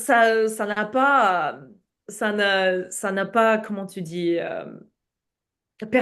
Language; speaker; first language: French; non-native, fluent; English